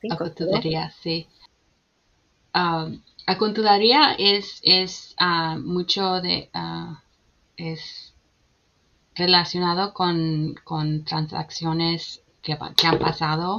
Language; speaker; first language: Spanish; early bilingual, heritage; Spanish